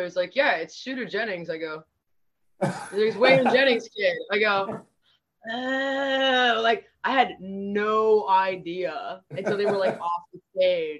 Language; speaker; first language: English; native; English